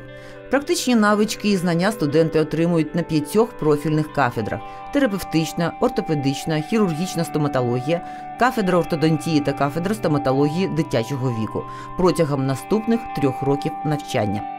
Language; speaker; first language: Ukrainian; native; Ukrainian